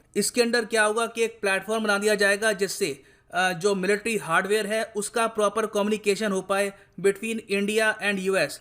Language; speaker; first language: Hindi; native; Hindi